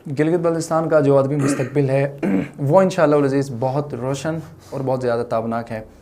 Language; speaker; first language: Urdu; non-native, local second language; Shina